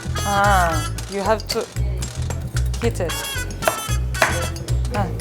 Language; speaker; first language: English; non-native, fluent; Turkish